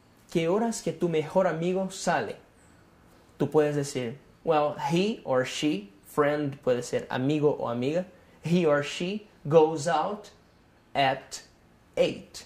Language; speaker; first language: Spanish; non-native, fluent; Portuguese